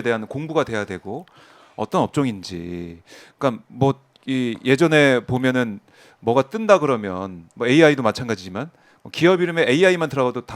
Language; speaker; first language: Korean; native; Korean